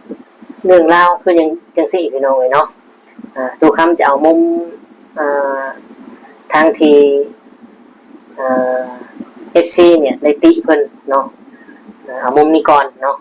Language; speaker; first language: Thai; non-native, local second language; Lao